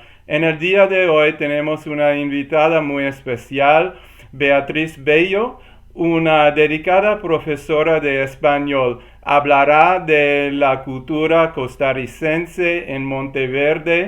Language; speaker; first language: Spanish; non-native, learner; English